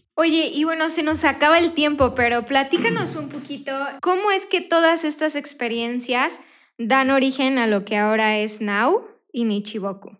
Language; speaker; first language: Spanish; native; Spanish